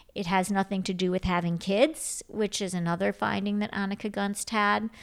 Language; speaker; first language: English; native; English